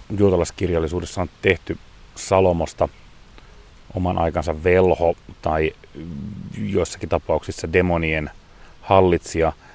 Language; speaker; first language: Finnish; native; Finnish